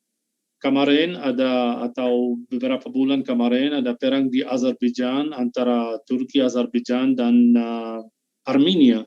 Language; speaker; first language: Indonesian; non-native, fluent; Arabic